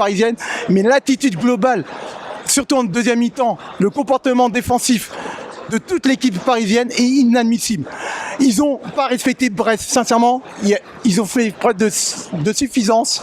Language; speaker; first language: French; native; French